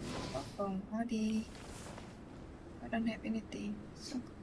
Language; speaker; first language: English; non-native, learner; Vietnamese